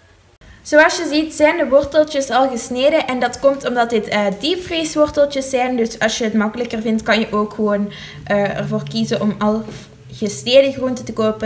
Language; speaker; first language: Dutch; native; Dutch